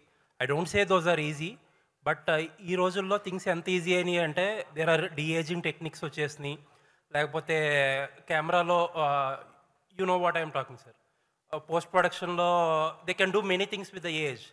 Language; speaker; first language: Telugu; native; Telugu